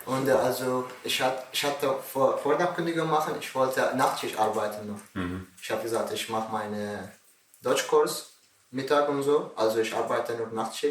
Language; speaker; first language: German; non-native, learner; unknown